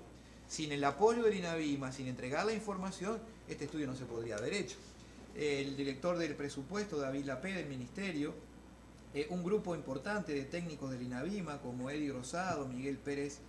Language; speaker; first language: Spanish; native; Spanish